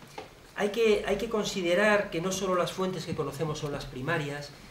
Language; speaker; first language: Spanish; native; Spanish